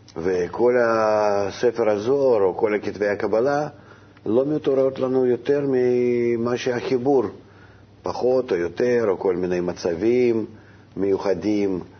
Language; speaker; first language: Hebrew; non-native, fluent; Russian